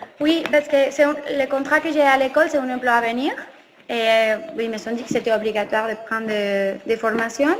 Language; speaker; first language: French; non-native, learner; Spanish